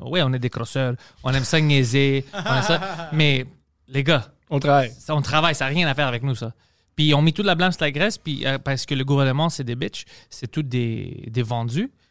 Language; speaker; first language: French; non-native, fluent; Greek